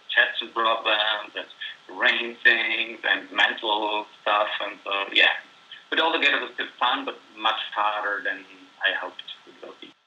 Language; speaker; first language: English; non-native, fluent; German